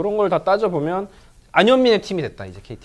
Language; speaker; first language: Korean; native; Korean